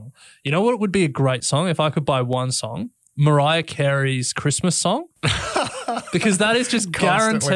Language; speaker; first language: English; native; English